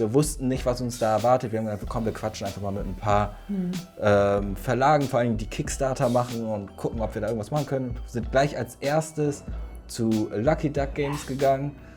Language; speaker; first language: German; native; German